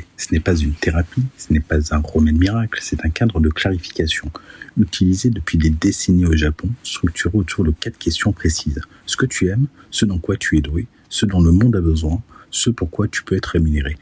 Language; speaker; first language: French; native; French